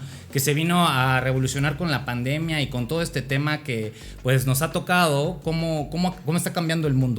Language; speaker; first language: Spanish; native; Spanish